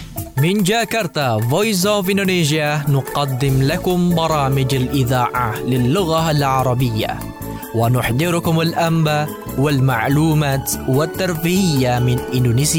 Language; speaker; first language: Arabic; non-native, fluent; Indonesian